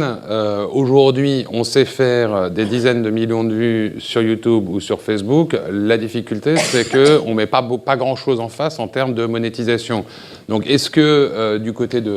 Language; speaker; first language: French; native; French